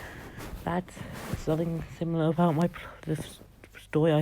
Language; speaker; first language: English; native; English